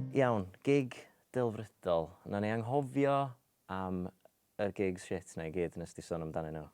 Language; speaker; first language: Welsh; native; Welsh